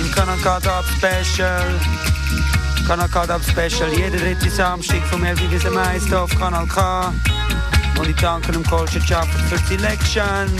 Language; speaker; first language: German; native; German